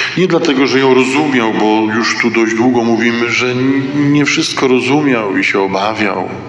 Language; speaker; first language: Polish; native; Polish